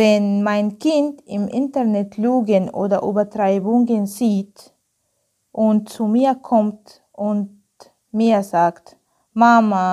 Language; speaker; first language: German; non-native, learner; Arabic